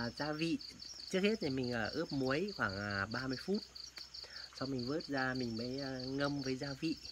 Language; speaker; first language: Vietnamese; non-native, local second language; Tày